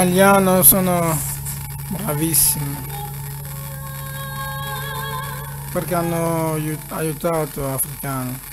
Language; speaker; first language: Italian; non-native, learner; Dyula